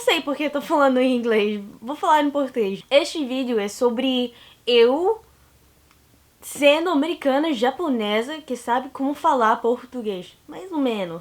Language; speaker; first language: Portuguese; non-native, learner; English